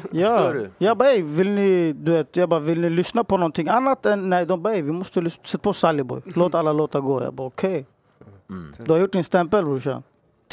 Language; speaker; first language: Swedish; native; Swedish